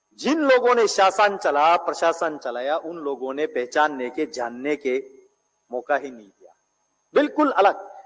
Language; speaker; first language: Hindi; non-native, local second language; Ladakhi